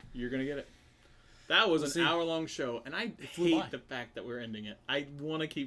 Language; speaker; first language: English; native; English